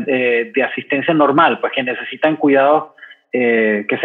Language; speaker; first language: Spanish; native; Spanish